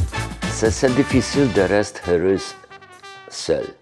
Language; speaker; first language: French; non-native, learner; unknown